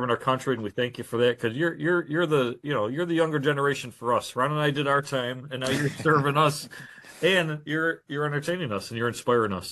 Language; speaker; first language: English; native; English